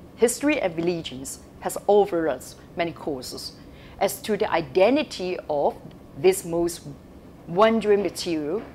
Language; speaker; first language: English; non-native, local second language; Cantonese